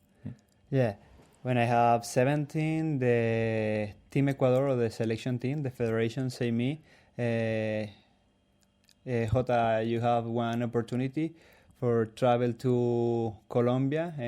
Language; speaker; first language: English; non-native, learner; Spanish